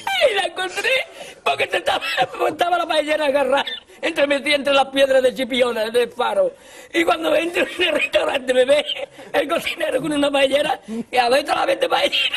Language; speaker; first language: Spanish; native; Spanish